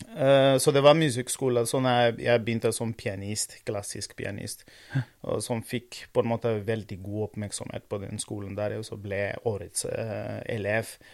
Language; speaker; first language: Norwegian; non-native, fluent; Portuguese